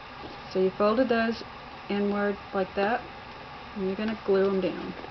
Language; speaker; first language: English; native; English